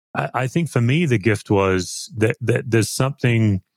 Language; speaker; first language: English; native; English